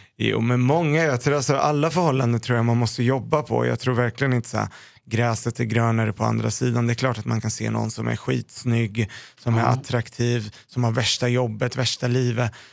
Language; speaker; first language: Swedish; early bilingual, other home language; Arabic